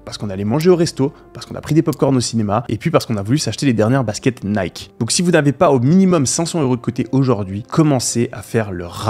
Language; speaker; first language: French; native; French